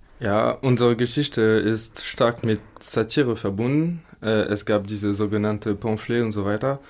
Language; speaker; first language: German; non-native, fluent; French